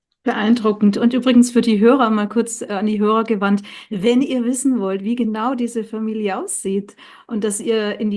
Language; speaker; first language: German; native; German